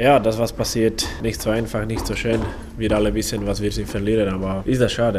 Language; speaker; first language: German; non-native, learner; Slovak